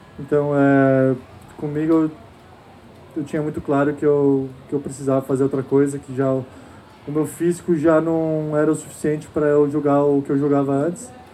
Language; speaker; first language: Portuguese; native; Portuguese